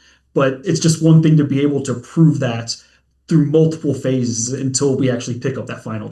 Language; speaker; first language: English; native; English